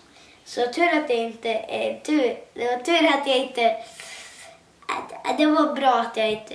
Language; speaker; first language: Swedish; non-native, local second language; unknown